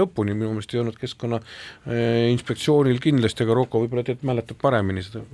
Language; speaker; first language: Estonian; native; Estonian